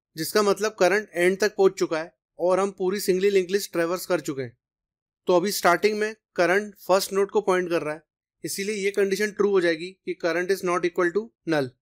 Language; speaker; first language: Hindi; native; Hindi